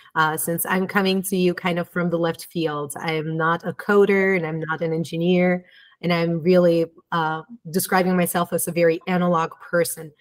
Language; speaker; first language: English; early bilingual, other home language; Romanian